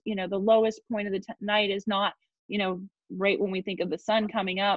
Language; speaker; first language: English; native; English